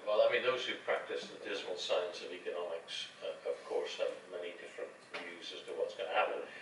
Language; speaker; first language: English; native; English